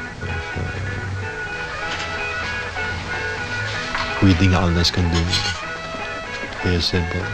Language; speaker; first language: Dutch; non-native, fluent; German